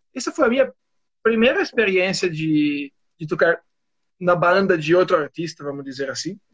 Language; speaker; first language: Portuguese; non-native, fluent; Italian